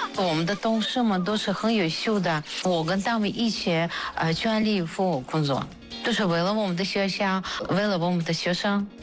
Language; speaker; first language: Chinese; non-native, fluent; Russian